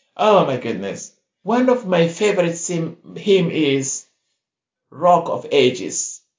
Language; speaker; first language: English; non-native, fluent; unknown